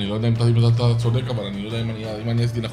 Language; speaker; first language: Hebrew; native; Hebrew